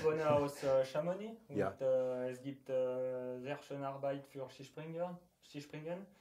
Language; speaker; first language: German; non-native, learner; French